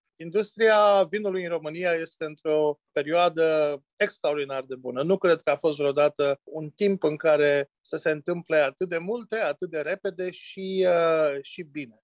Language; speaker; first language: Romanian; native; Romanian